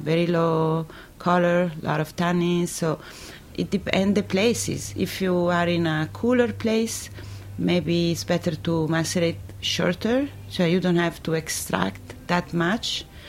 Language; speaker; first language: English; non-native, fluent; Italian